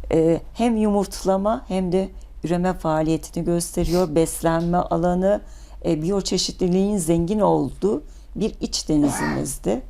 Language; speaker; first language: Turkish; native; Turkish